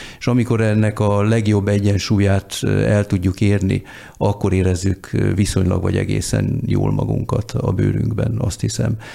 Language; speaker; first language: Hungarian; early bilingual, heritage; Hungarian